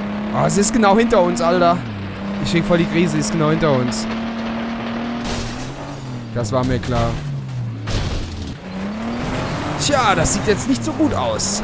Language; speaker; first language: German; native; German